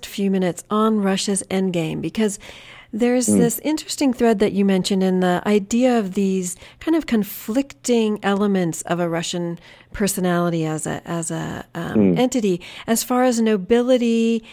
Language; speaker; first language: English; native; English